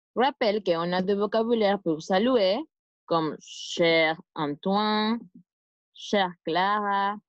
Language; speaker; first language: French; non-native, fluent; Spanish